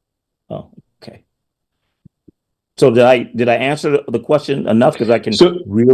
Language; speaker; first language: English; native; English